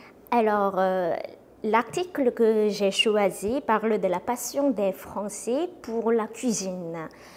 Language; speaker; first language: French; non-native, fluent; Korean